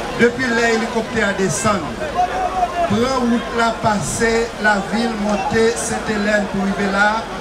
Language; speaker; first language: French; non-native, local second language; Haitian Creole